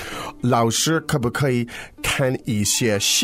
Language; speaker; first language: Chinese; non-native, fluent; English